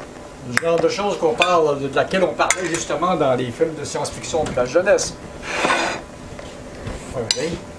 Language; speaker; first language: French; native; French